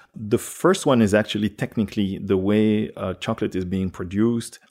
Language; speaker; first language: English; non-native, fluent; French